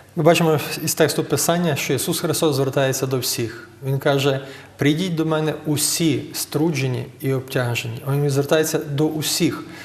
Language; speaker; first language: Ukrainian; native; Ukrainian